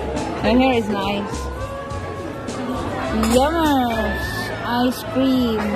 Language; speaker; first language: English; non-native, local second language; Filipino